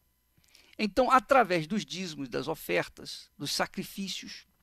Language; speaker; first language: Portuguese; native; Portuguese